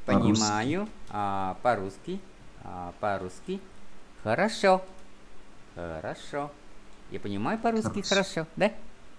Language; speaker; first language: Russian; non-native, fluent; Vietnamese